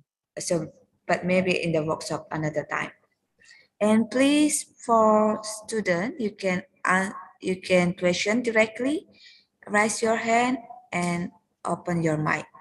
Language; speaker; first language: English; non-native, learner; Indonesian